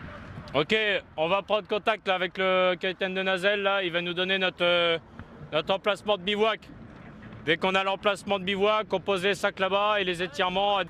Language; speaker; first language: French; native; French